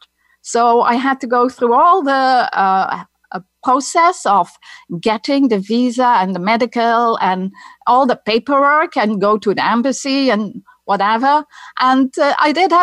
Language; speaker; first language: English; non-native, fluent; Dutch